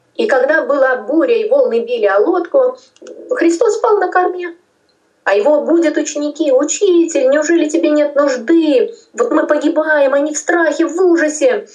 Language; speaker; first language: Russian; non-native, local second language; Tajik